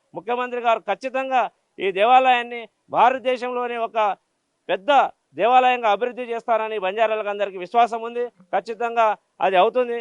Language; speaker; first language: Telugu; non-native, local second language; Lambadi